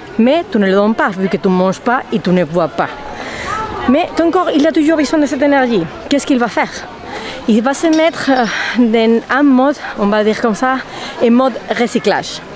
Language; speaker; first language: French; non-native, fluent; Spanish